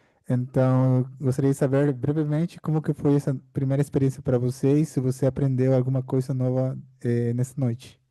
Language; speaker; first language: Portuguese; non-native, fluent; Spanish